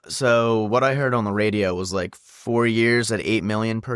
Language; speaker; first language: English; native; English